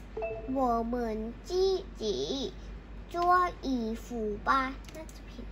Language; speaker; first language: Chinese; non-native, learner; Thai